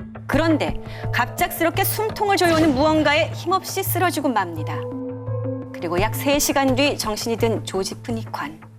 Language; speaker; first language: Korean; native; Korean